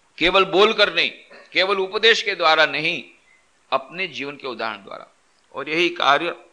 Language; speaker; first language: Hindi; non-native, local second language; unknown